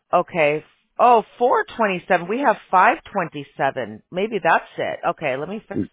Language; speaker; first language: English; native; English